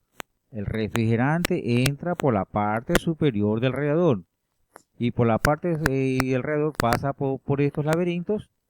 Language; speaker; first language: Spanish; native; Spanish